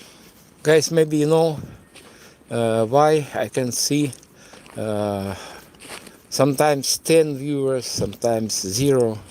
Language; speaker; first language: English; non-native, fluent; Russian